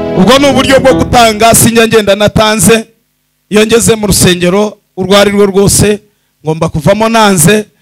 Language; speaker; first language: Kinyarwanda; early bilingual, heritage; Kinyarwanda